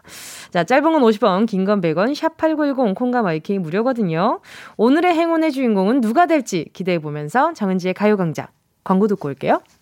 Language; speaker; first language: Korean; native; Korean